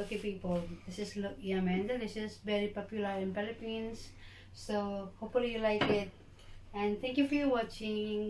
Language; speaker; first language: English; non-native, learner; Filipino